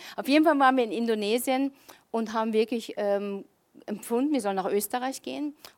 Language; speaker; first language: German; native; German